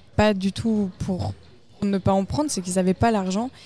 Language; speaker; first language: French; native; French